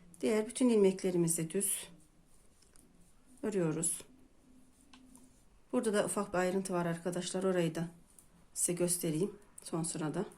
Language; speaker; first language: Turkish; native; Turkish